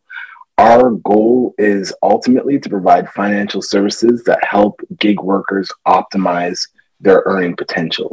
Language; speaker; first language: English; native; English